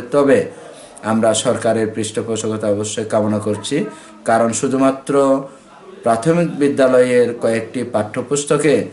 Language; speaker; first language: Bangla; non-native, local second language; Kok Borok